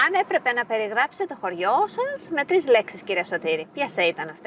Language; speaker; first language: Greek; native; Greek